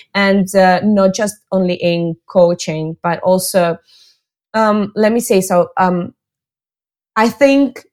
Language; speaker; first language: English; non-native, fluent; Russian